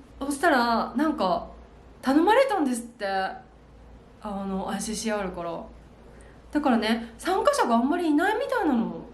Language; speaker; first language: Japanese; native; Japanese